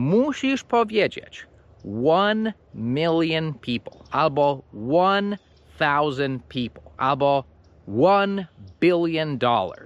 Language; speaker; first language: Polish; non-native, fluent; English